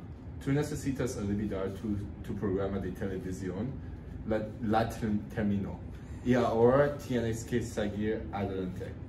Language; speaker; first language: Spanish; non-native, learner; English